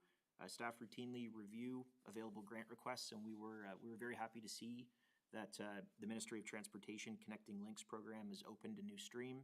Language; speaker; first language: English; native; English